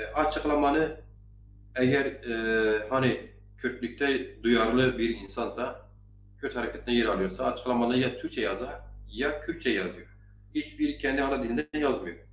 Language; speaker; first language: Turkish; non-native, local second language; Zaza